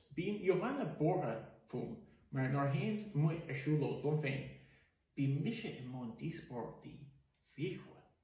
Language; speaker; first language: Irish; native; Irish